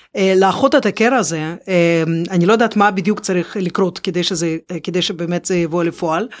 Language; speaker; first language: Hebrew; non-native, fluent; Russian